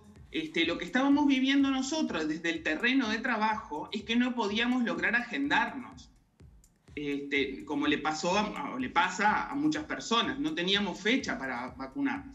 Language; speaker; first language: Spanish; native; Spanish